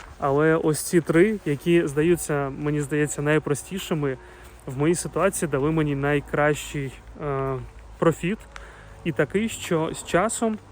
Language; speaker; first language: Ukrainian; non-native, local second language; Russian